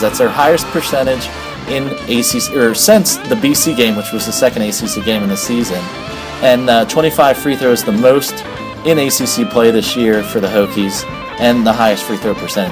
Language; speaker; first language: English; native; English